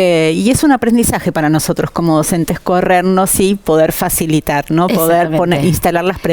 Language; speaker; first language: Spanish; native; Spanish